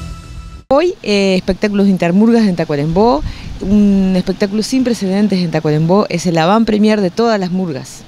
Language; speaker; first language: Spanish; native; Spanish